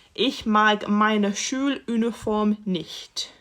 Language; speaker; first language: German; non-native, fluent; English